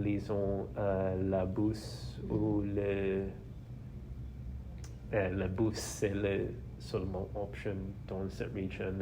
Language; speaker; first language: French; non-native, learner; English